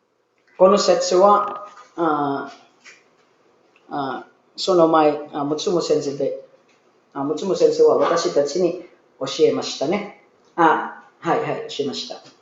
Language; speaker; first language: Japanese; non-native, learner; Filipino